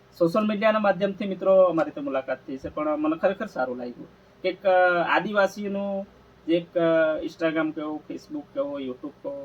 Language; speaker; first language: Gujarati; non-native, local second language; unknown